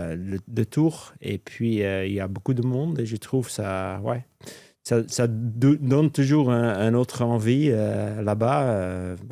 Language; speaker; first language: French; non-native, local second language; Dutch